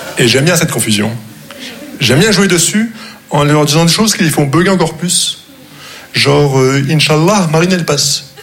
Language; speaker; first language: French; non-native, local second language; Arabic